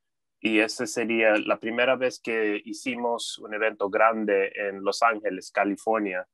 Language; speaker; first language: Spanish; early bilingual, heritage; Spanish